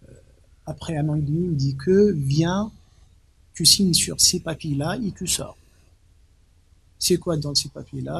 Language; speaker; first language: French; non-native, local second language; Arabic